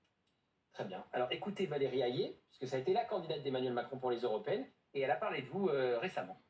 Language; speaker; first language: French; native; French